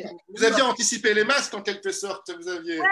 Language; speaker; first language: French; native; French